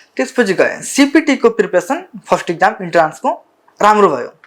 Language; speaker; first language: Nepali; non-native, local second language; Bhojpuri